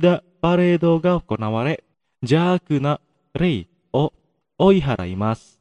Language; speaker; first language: Japanese; non-native, fluent; Indonesian